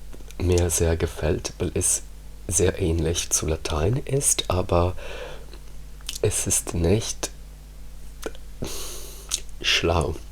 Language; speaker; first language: German; non-native, fluent; Italian